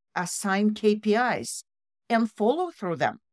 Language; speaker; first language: English; non-native, fluent; Russian